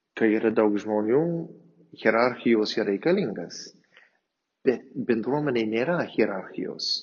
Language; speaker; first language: Lithuanian; non-native, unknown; English